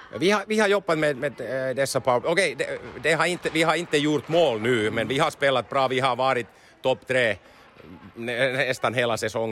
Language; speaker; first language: Swedish; non-native, learner; Finnish